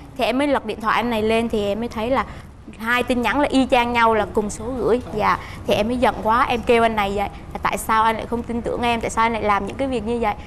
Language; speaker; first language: Vietnamese; native; Vietnamese